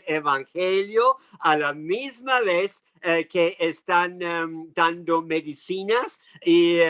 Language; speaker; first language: Spanish; non-native, fluent; English